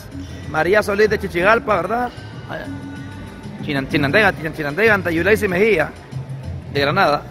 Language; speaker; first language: Spanish; native; Spanish